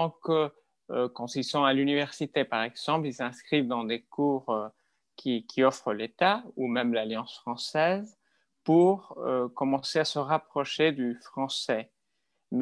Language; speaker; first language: French; non-native, fluent; Spanish